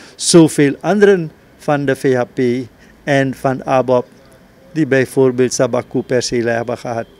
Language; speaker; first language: Dutch; native; Dutch